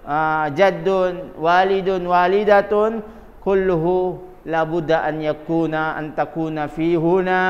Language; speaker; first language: Arabic; non-native, fluent; Indonesian